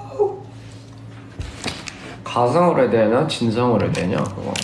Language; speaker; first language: Korean; early bilingual, heritage; Korean